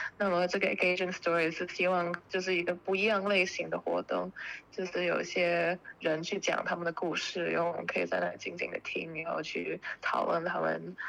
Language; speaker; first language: Chinese; early bilingual, heritage; Chinese